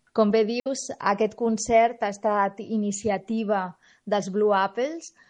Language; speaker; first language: Catalan; native; Catalan